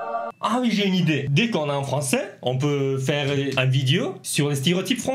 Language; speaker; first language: French; non-native, learner; Mongolian